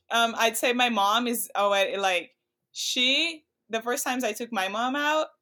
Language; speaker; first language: English; non-native, fluent; Portuguese